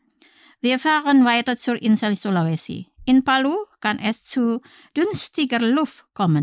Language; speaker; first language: German; non-native, fluent; Indonesian